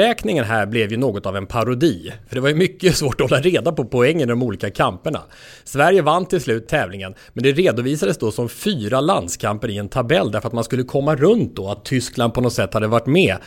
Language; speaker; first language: Swedish; native; Swedish